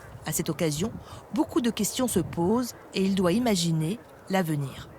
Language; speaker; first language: French; native; French